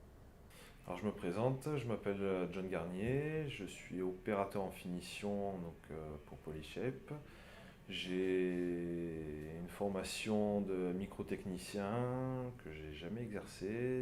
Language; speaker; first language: French; native; French